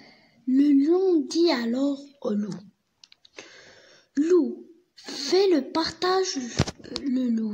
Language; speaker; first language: French; non-native, learner; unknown